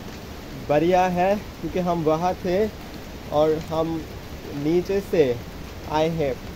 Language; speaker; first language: Hindi; non-native, learner; Bangla